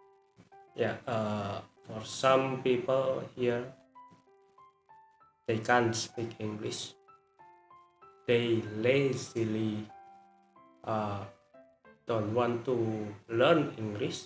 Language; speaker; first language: English; non-native, learner; Indonesian